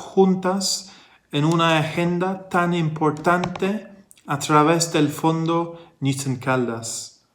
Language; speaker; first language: Spanish; non-native, fluent; English